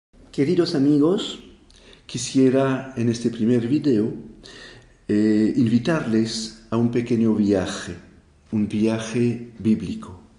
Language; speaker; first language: Spanish; non-native, fluent; French